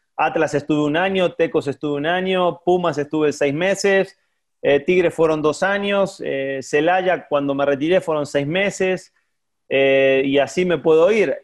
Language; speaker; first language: Spanish; native; Spanish